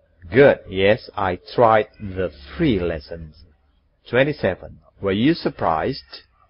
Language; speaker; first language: English; non-native, fluent; Indonesian